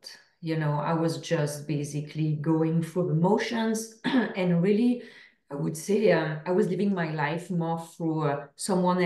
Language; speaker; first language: English; non-native, fluent; French